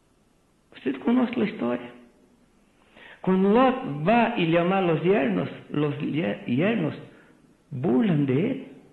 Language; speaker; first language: Spanish; non-native, fluent; Portuguese